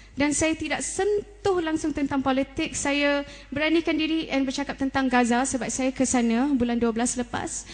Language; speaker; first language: Malay; native; Malay